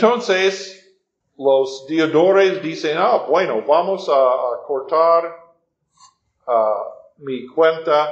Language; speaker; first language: Spanish; non-native, fluent; English